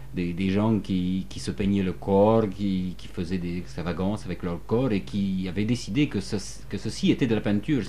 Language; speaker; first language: French; non-native, fluent; Polish